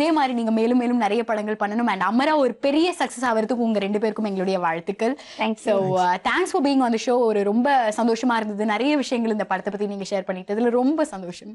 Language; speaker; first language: Tamil; native; Tamil